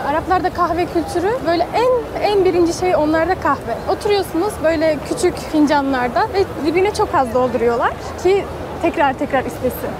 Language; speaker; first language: Turkish; native; Turkish